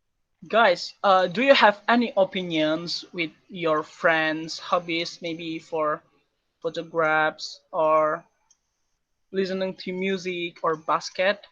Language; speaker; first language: English; non-native, learner; Indonesian